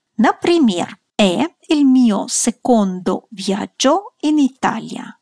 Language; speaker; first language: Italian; non-native, fluent; Russian